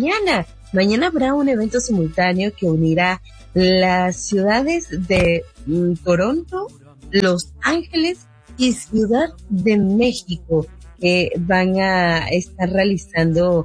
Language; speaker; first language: Spanish; native; Spanish